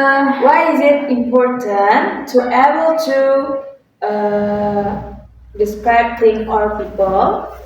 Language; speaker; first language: English; non-native, fluent; Indonesian